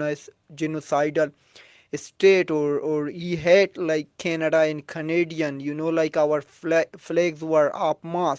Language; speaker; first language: English; non-native, fluent; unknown